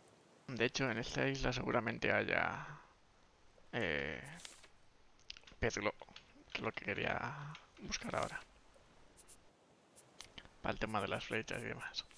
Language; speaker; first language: Spanish; native; Spanish